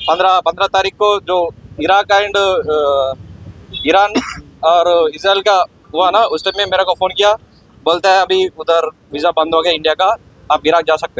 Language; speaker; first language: Hindi; non-native, local second language; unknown